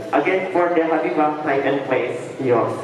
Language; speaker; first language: English; non-native, learner; Indonesian